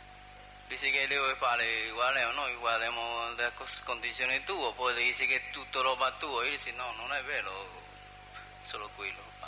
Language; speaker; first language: Italian; non-native, learner; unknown